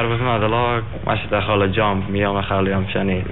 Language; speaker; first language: Hebrew; non-native, learner; Yiddish